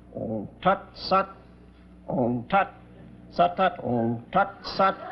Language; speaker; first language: English; non-native, fluent; Dutch